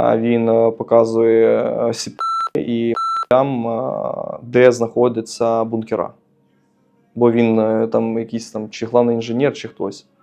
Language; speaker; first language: Ukrainian; native; Ukrainian